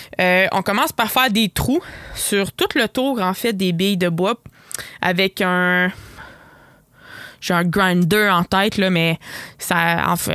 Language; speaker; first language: French; native; French